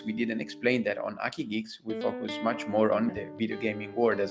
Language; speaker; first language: English; non-native, fluent; Italian